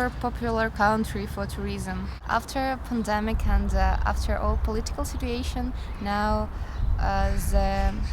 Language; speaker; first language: English; non-native, learner; Russian